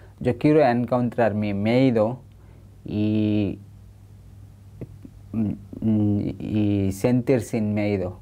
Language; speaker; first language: Spanish; non-native, learner; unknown